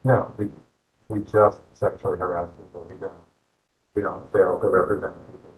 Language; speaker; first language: English; native; English